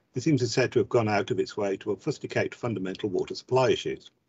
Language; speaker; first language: English; native; English